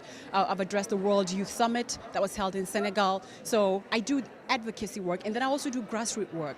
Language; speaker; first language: English; non-native, local second language; Tswana